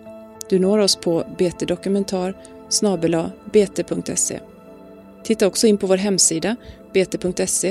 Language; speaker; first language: Swedish; native; Swedish